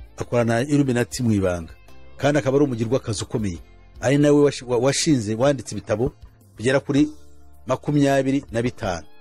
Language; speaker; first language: Kinyarwanda; native; Kinyarwanda